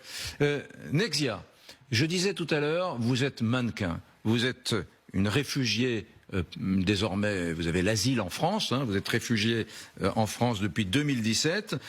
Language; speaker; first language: French; native; French